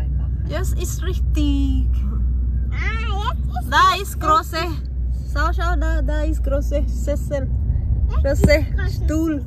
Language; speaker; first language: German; non-native, learner; Thai